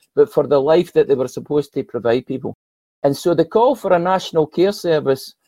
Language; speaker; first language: English; native; English